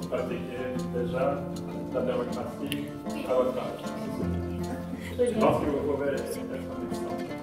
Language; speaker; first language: French; non-native, fluent; Norwegian